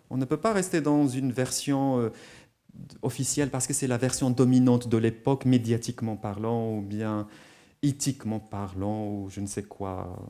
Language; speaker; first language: French; non-native, local second language; Arabic